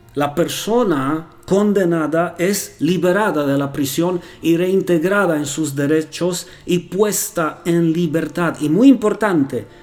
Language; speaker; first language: Spanish; non-native, fluent; Romanian